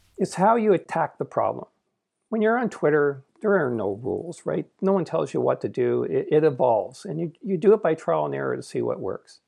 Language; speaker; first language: English; native; English